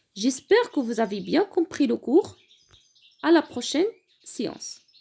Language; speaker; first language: French; non-native, local second language; Arabic